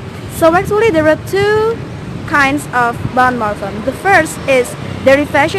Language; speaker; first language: English; non-native, learner; Indonesian